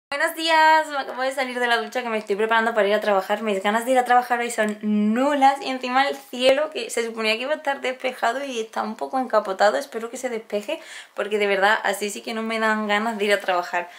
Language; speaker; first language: Spanish; native; Spanish